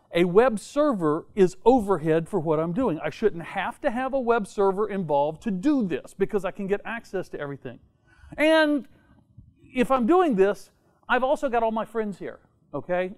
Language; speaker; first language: English; native; English